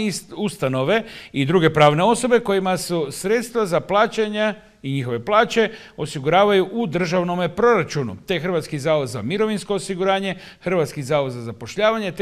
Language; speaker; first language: Serbian; native; Serbian